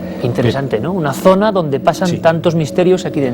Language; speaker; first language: Spanish; native; Spanish